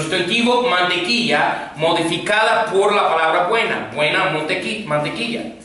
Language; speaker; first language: Spanish; non-native, fluent; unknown